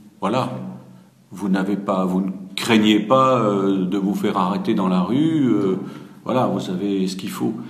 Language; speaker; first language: French; native; French